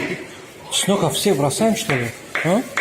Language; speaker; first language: Russian; non-native, learner; Tajik